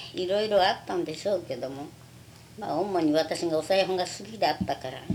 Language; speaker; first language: Japanese; native; Japanese